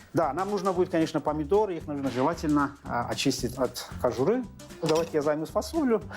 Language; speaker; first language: Russian; non-native, local second language; Azerbaijani